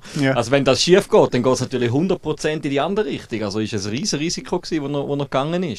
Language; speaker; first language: German; native; German